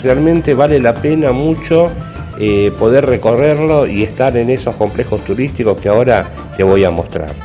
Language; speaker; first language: Spanish; native; Spanish